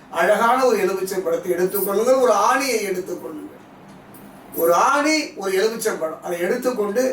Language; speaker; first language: Tamil; native; Tamil